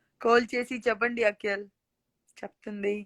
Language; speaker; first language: Telugu; non-native, local second language; Gujarati